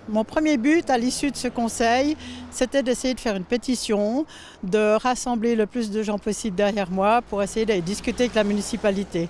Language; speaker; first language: French; native; French